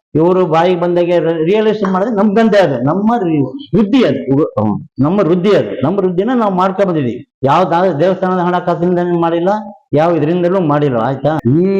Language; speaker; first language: Kannada; native; Kannada